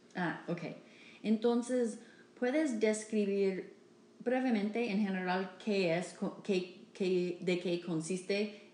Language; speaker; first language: Spanish; non-native, learner; English